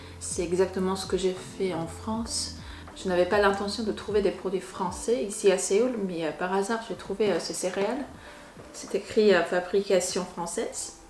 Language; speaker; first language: French; non-native, fluent; Korean